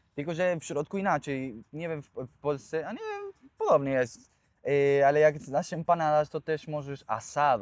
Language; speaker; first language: Polish; non-native, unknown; Spanish